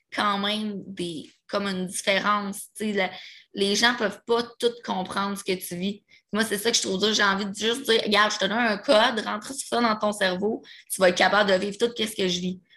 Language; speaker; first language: French; native; French